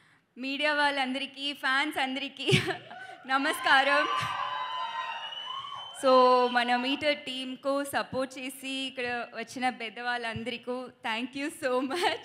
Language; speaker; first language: Telugu; non-native, learner; Tamil